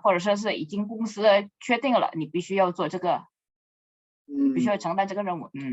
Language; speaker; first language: Chinese; non-native, fluent; Indonesian